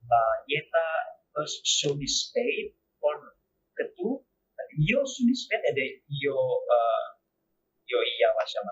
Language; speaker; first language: Albanian; non-native, learner; Indonesian